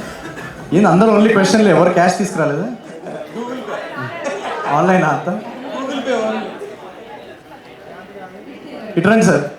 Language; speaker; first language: Telugu; native; Telugu